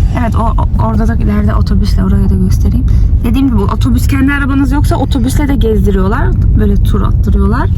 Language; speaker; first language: Turkish; early bilingual, heritage; Turkish